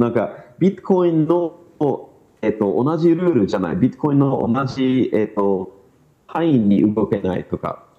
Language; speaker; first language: Japanese; non-native, learner; English